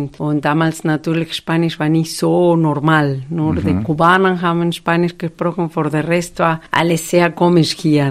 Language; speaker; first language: German; non-native, fluent; Spanish